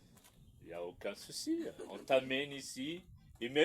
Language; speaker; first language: French; non-native, local second language; Arabic